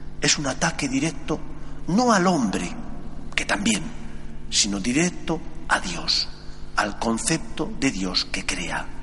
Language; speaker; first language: Spanish; native; Spanish